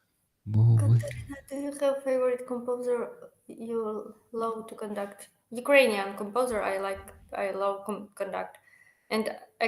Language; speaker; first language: English; non-native, learner; Ukrainian